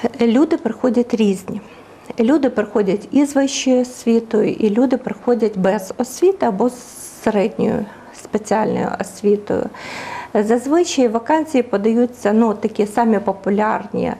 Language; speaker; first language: Ukrainian; native; Ukrainian